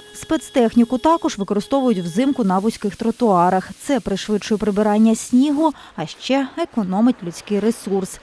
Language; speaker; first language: Ukrainian; native; Ukrainian